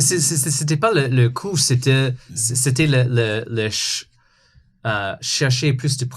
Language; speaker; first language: French; non-native, fluent; English